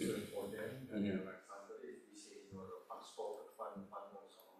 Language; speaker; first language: Dutch; non-native, fluent; Indonesian